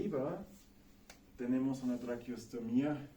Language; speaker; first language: Spanish; non-native, fluent; German